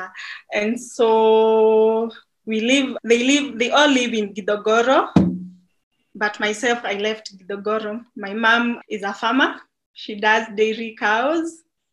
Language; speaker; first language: English; non-native, local second language; Kikuyu